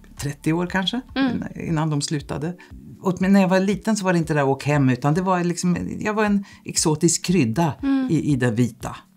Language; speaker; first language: Swedish; native; Swedish